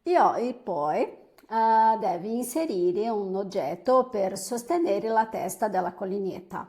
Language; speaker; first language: Italian; non-native, fluent; Portuguese